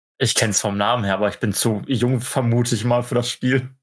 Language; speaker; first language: German; native; German